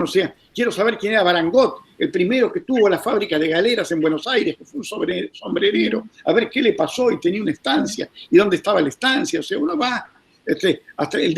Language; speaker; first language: Spanish; native; Spanish